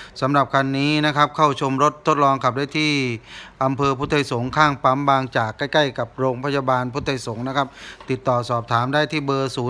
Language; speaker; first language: Thai; native; Thai